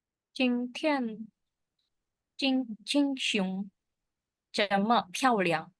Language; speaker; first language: Chinese; non-native, learner; Indonesian